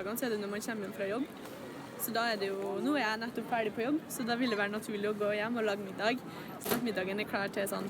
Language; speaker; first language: Norwegian; native; Norwegian